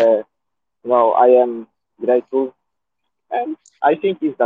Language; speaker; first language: English; non-native, learner; Polish